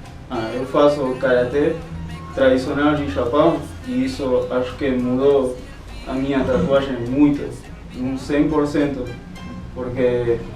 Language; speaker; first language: Portuguese; non-native, fluent; Spanish